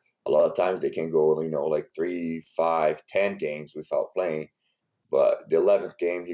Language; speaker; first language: English; non-native, fluent; Portuguese